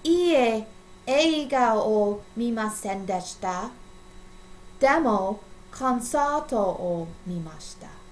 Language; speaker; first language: Japanese; non-native, learner; English